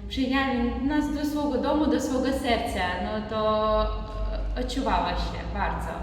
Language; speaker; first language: Polish; non-native, learner; Ukrainian